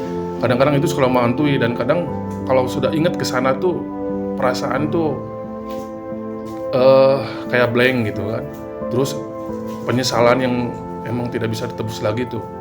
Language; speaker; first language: Indonesian; native; Indonesian